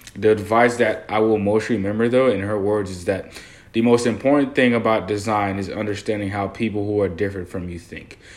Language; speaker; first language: English; early bilingual, other home language; Haitian Creole